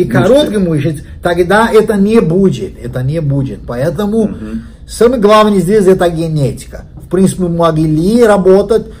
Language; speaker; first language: Russian; non-native, learner; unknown